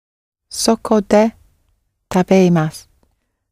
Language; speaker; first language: Japanese; non-native, learner; English